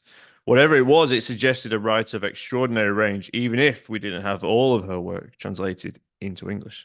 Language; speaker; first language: English; native; English